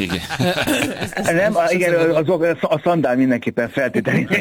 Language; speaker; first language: Hungarian; native; Hungarian